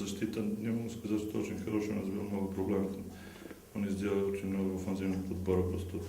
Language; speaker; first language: Russian; non-native, learner; Serbian